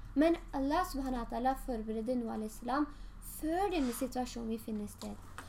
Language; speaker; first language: Norwegian; early bilingual, other home language; Urdu